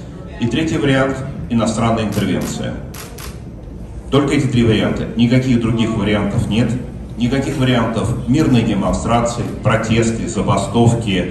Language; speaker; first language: Russian; native; Russian